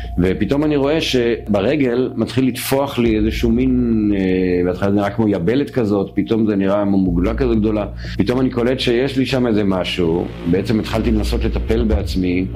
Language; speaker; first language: Hebrew; native; Hebrew